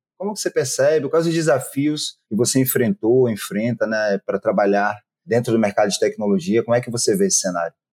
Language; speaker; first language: Portuguese; native; Portuguese